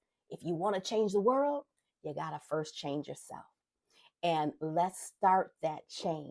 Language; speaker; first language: English; native; English